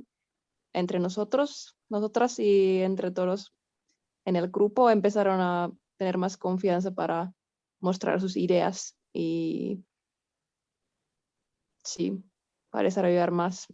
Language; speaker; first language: Spanish; non-native, fluent; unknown